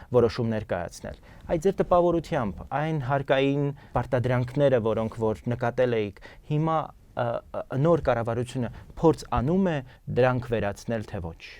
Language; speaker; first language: Armenian; native; Armenian